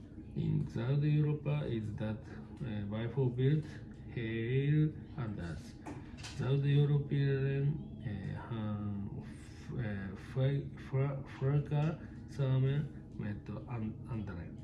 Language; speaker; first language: Dutch; non-native, learner; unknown